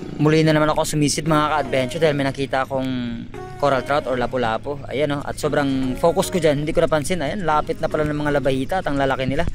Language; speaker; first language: Filipino; non-native, local second language; Cebuano